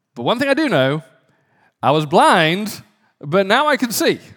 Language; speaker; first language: English; native; English